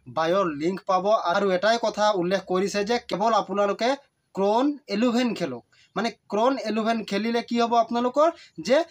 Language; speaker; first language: Assamese; non-native, local second language; Sadri